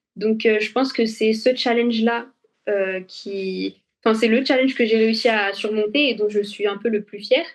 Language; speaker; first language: French; non-native, local second language; Arabic